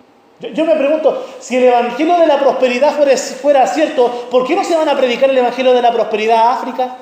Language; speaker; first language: Spanish; native; Spanish